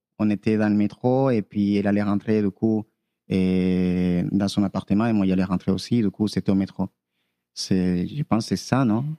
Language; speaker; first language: French; non-native, fluent; Spanish